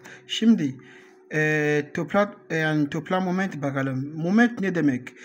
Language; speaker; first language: Turkish; non-native, learner; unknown